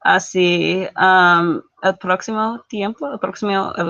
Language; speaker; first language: Spanish; non-native, learner; English